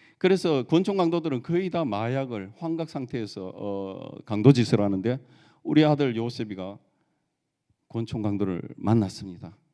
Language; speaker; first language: Korean; native; Korean